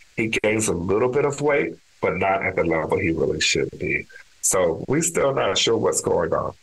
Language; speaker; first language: English; native; English